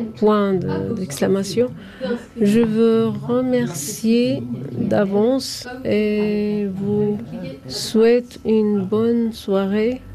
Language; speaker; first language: French; non-native, fluent; Arabic